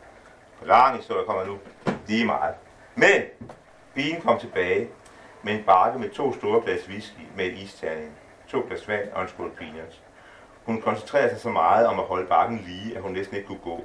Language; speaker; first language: Danish; native; Danish